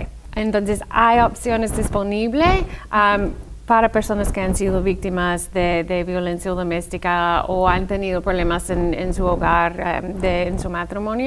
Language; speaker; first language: Spanish; non-native, fluent; English